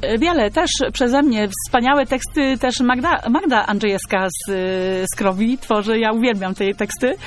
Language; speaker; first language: Polish; native; Polish